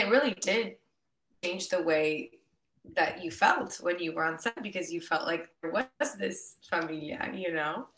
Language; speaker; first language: English; early bilingual, other home language; Spanish